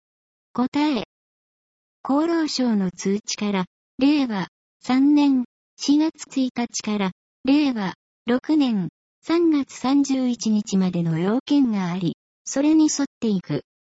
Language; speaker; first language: Japanese; native; Japanese